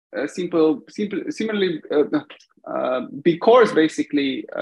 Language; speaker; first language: English; non-native, fluent; Bulgarian